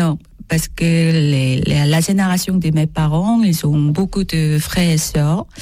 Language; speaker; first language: French; non-native, learner; Korean